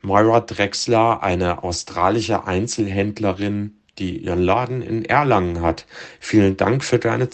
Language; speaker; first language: German; native; German